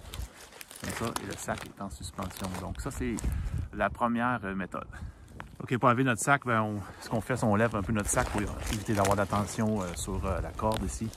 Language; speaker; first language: French; native; French